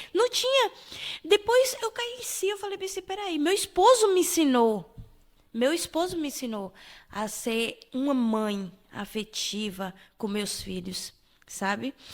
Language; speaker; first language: Portuguese; native; Portuguese